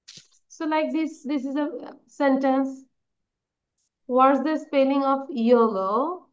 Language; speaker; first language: English; non-native, learner; Bangla